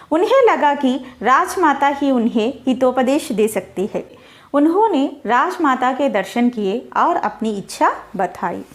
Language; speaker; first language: Hindi; non-native, local second language; Telugu